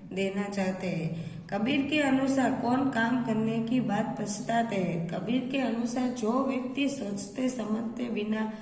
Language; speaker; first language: Hindi; non-native, local second language; Gujarati